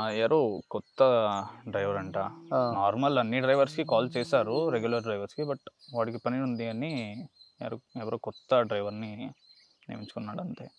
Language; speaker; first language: Telugu; non-native, learner; Kannada